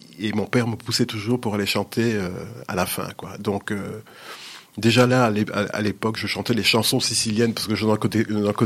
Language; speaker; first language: French; early bilingual, other home language; Sicilian